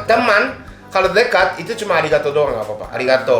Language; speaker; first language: Indonesian; non-native, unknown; Japanese